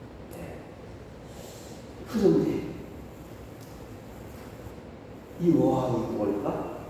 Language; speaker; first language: Korean; native; Korean